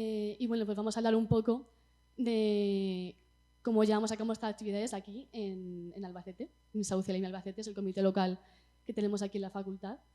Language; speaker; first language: Spanish; native; Spanish